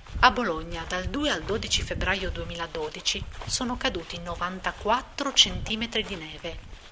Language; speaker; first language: Italian; native; Italian